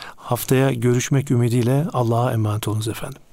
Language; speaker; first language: Turkish; native; Turkish